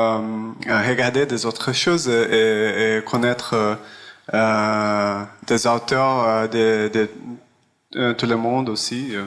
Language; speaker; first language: French; non-native, learner; Portuguese